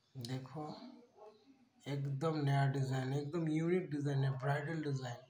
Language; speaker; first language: Hindi; non-native, local second language; Bangla